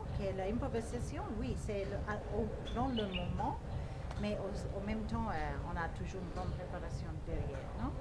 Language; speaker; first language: French; non-native, fluent; English